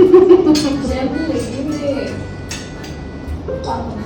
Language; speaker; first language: French; non-native, learner; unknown